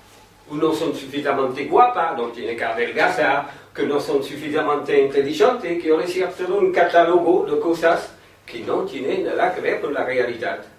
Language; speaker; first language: Spanish; non-native, fluent; French